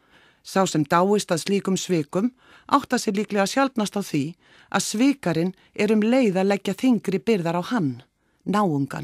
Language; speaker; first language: Icelandic; native; Icelandic